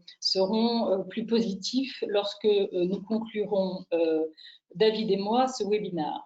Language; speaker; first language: French; native; French